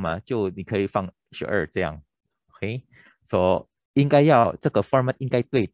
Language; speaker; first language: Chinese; non-native, local second language; Filipino